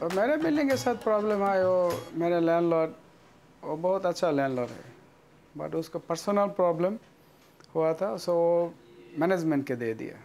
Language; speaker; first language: Urdu; native; Urdu